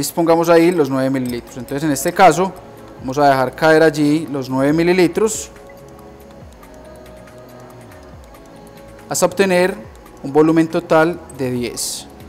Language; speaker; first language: Spanish; native; Spanish